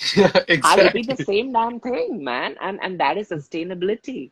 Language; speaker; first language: English; non-native, local second language; Hindi